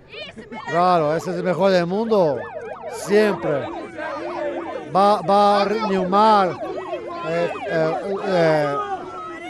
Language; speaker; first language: Spanish; non-native, local second language; Portuguese